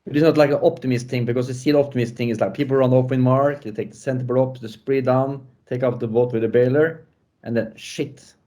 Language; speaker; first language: English; non-native, fluent; Norwegian